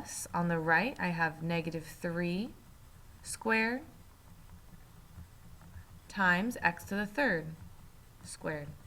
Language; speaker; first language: English; native; English